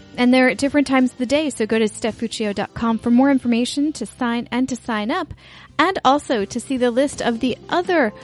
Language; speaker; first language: English; native; English